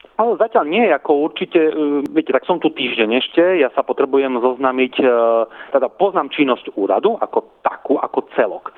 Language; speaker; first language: Slovak; non-native, local second language; Rusyn